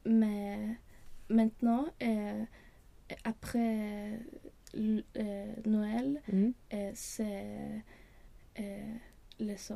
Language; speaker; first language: French; non-native, learner; Swedish